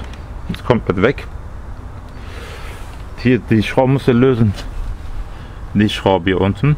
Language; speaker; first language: German; early bilingual, other home language; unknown